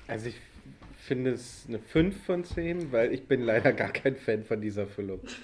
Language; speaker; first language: German; native; German